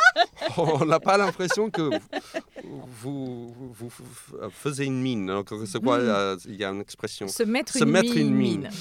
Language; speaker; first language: French; non-native, fluent; English